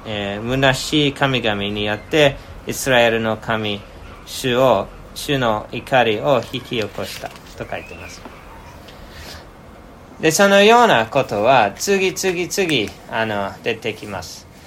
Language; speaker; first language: Japanese; non-native, fluent; English